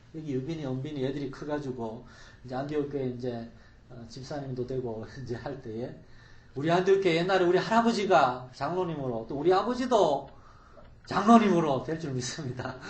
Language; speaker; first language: Korean; native; Korean